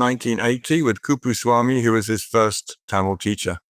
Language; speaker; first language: English; native; English